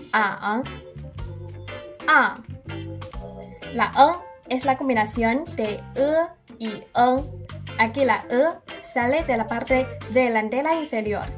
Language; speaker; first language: Spanish; non-native, fluent; Chinese